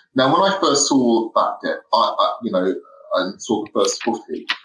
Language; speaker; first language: English; native; English